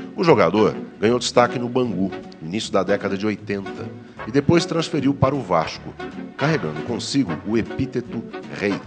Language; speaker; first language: Portuguese; native; Portuguese